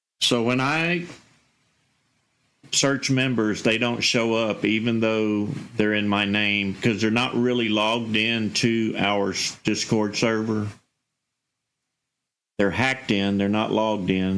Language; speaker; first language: English; native; English